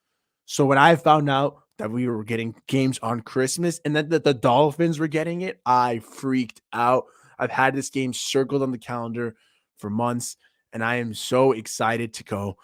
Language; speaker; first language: English; native; English